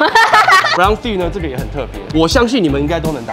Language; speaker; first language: Chinese; native; Chinese